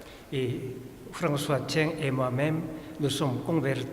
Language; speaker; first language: French; non-native, fluent; Korean